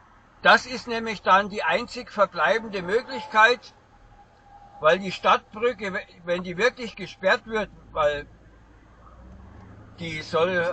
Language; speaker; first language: German; native; German